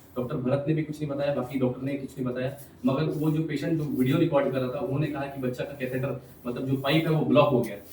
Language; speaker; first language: Hindi; non-native, local second language; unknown